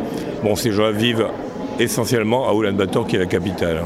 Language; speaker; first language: French; native; French